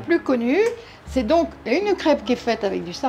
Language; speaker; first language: French; native; French